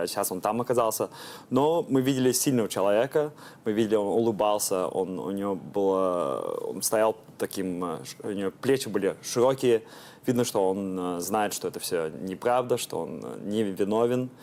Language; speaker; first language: Russian; early bilingual, heritage; Russian